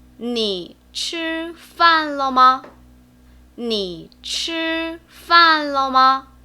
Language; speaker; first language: Chinese; non-native, fluent; Korean